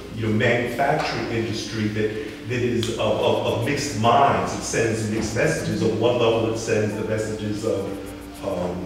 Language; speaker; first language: English; native; English